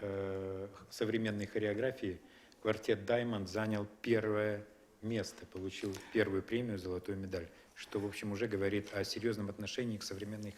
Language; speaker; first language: Russian; native; Russian